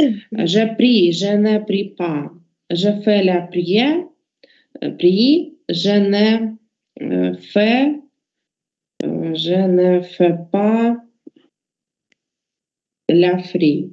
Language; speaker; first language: French; non-native, learner; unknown